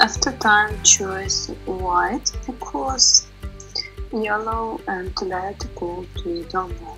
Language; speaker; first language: English; non-native, learner; Russian